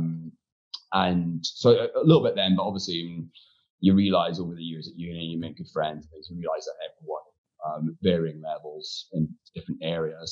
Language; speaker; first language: English; native; English